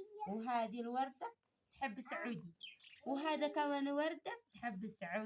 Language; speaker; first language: Arabic; early bilingual, other home language; Amharic